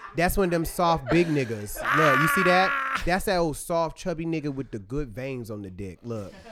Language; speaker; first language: English; native; English